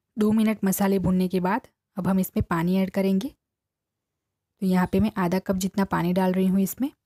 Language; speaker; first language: Hindi; non-native, local second language; Gujarati